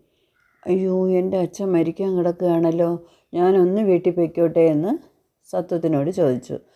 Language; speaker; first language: Malayalam; native; Malayalam